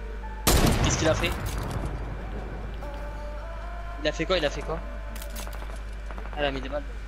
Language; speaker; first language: French; native; French